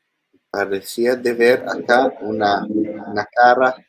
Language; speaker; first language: Spanish; non-native, learner; Italian